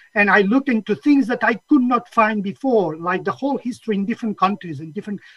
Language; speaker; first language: English; non-native, fluent; Catalan